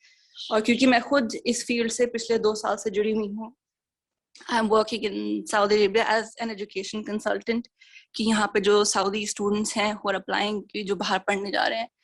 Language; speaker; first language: Hindi; native; Hindi